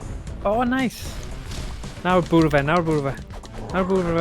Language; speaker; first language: Welsh; native; Welsh